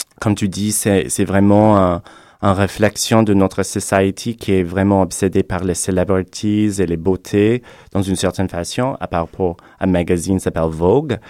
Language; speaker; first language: French; non-native, fluent; English